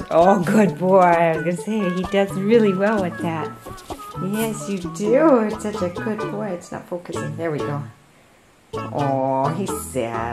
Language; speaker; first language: English; native; English